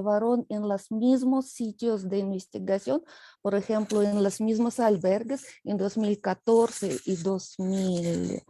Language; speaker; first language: Spanish; non-native, learner; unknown